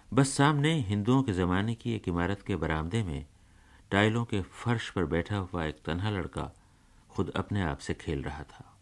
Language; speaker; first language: Urdu; native; Urdu